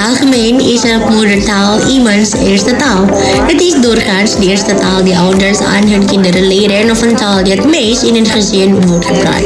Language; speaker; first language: Dutch; non-native, fluent; Indonesian